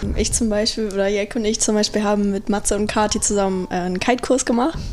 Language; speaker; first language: German; native; German